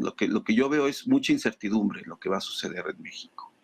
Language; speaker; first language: Spanish; native; Spanish